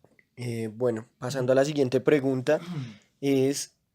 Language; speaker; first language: Spanish; native; Spanish